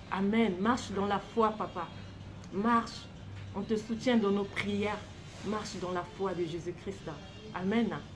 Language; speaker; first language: French; non-native, local second language; Lingala